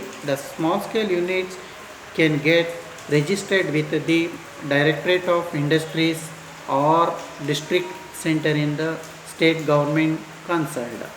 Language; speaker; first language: English; non-native, local second language; Kannada